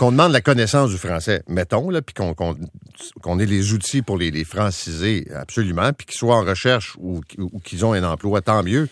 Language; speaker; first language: French; native; French